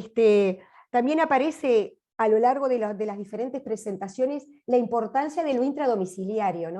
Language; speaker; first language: Spanish; native; Spanish